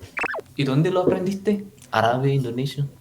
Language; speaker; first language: Spanish; non-native, fluent; Indonesian